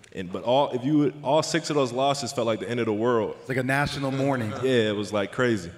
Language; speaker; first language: English; native; English